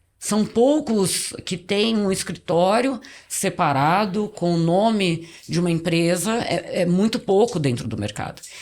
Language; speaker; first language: Portuguese; native; Portuguese